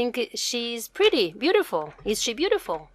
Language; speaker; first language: English; non-native, fluent; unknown